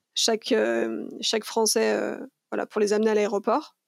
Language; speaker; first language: French; native; French